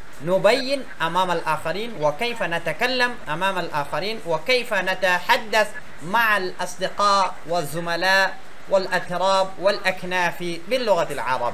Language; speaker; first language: Arabic; non-native, fluent; Bangla